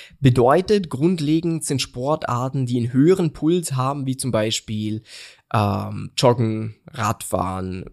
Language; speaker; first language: German; native; German